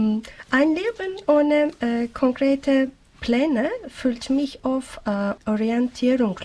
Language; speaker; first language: German; non-native, learner; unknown